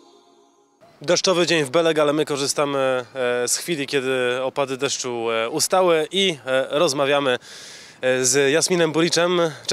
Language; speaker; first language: Polish; native; Polish